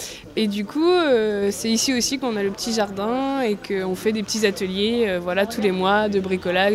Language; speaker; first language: French; native; French